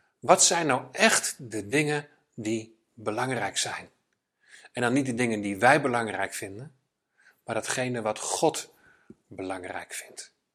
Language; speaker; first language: Dutch; native; Dutch